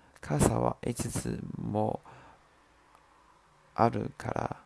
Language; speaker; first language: Japanese; non-native, learner; Chinese